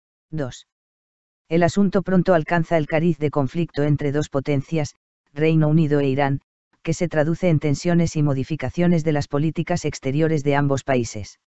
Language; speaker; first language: Spanish; native; Spanish